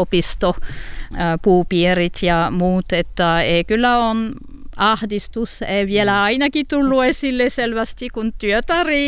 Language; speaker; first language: Finnish; non-native, learner; French